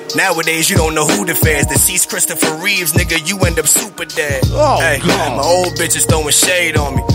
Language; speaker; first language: English; native; English